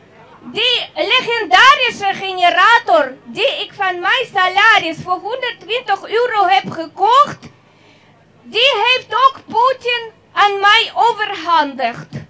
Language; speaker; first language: Dutch; non-native, fluent; Russian